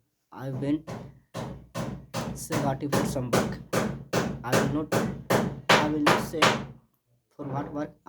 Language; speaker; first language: English; non-native, learner; Hindi